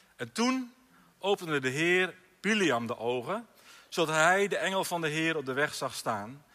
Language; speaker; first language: Dutch; native; Dutch